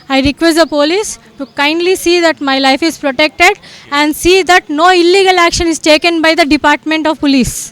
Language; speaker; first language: English; non-native, local second language; Telugu